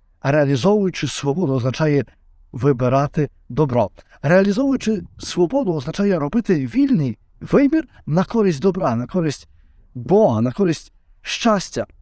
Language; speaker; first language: Ukrainian; native; Ukrainian